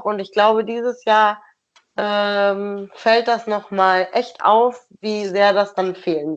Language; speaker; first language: German; native; German